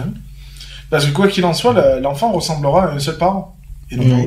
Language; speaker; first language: French; native; French